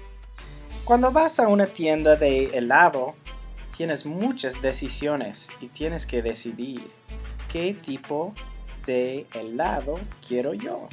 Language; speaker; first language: Spanish; non-native, fluent; English